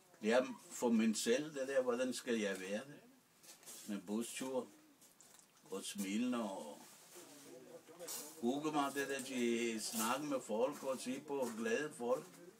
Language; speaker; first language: Danish; non-native, learner; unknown